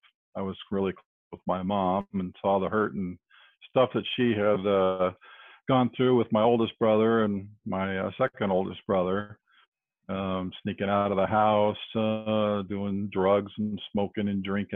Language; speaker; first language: English; native; English